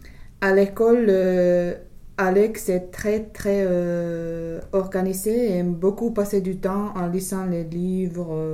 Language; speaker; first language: French; non-native, learner; English